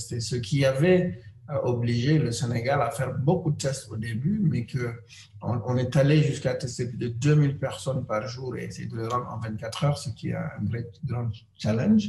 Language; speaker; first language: French; non-native, local second language; Wolof